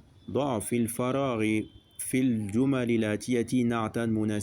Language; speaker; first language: Arabic; non-native, fluent; French